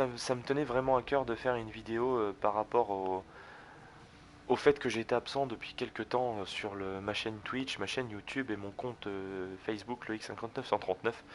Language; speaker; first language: French; native; French